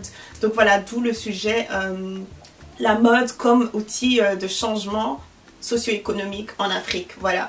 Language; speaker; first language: French; early bilingual, other home language; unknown